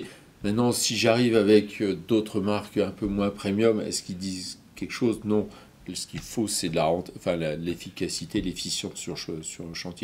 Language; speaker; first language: French; native; French